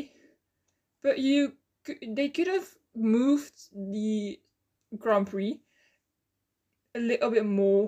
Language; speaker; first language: English; non-native, fluent; Dutch